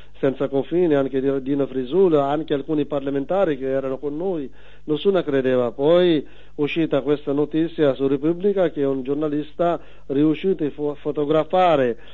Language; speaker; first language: Italian; non-native, learner; Urdu